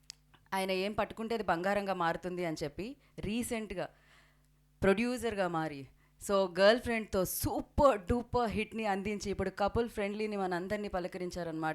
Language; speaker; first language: Telugu; native; Telugu